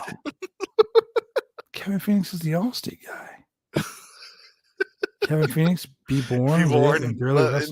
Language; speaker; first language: English; native; English